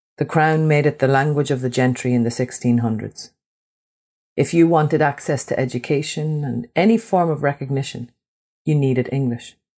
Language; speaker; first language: English; native; English